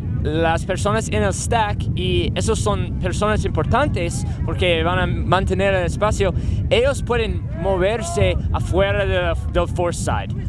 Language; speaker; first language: Spanish; non-native, learner; English